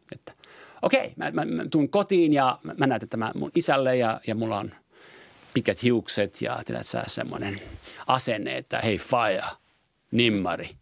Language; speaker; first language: Finnish; non-native, fluent; French